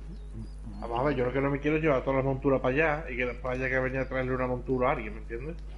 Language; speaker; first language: Spanish; native; Spanish